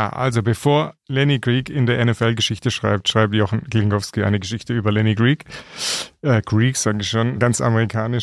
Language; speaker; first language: German; native; German